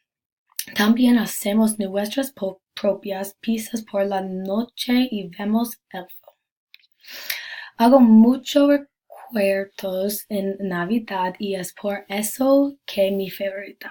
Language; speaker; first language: Spanish; non-native, learner; English